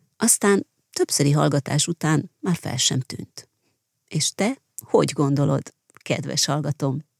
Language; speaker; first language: Hungarian; native; Hungarian